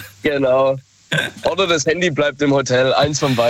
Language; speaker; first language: German; native; German